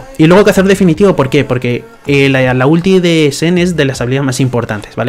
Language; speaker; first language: Spanish; native; Spanish